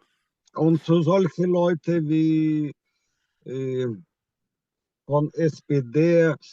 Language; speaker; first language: German; non-native, fluent; Ukrainian